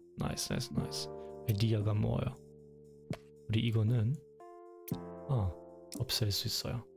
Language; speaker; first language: Korean; non-native, learner; German